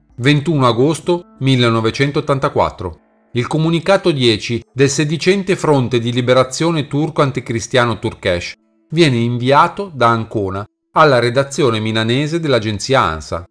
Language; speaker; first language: Italian; native; Italian